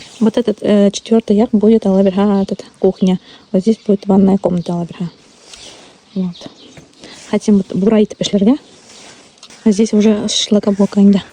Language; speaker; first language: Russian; non-native, local second language; Bashkir